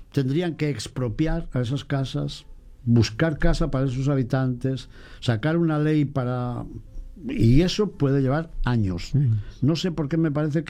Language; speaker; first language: Spanish; native; Spanish